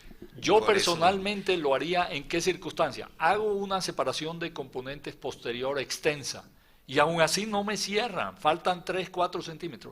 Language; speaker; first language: Spanish; native; Spanish